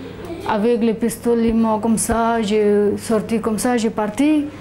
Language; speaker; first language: French; non-native, learner; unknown